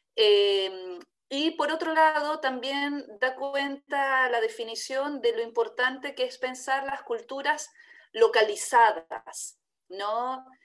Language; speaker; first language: Spanish; native; Spanish